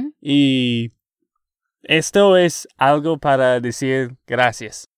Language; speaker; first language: Spanish; non-native, fluent; English